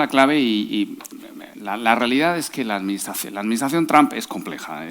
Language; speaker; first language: Spanish; native; Spanish